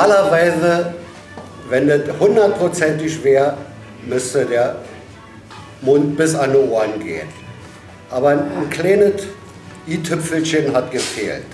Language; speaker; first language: German; native; German